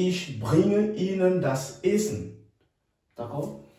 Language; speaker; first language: German; non-native, fluent; French